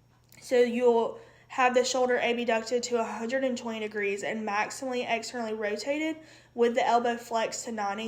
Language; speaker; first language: English; native; English